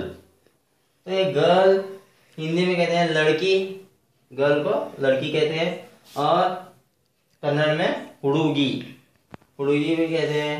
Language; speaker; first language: Hindi; non-native, local second language; Kannada